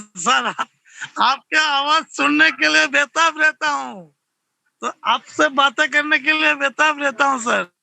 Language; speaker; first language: Hindi; non-native, local second language; Bangla